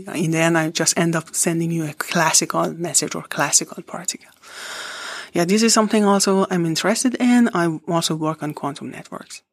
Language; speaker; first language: English; non-native, fluent; Persian